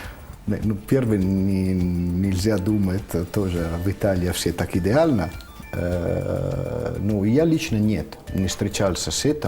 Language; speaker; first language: Russian; non-native, fluent; Italian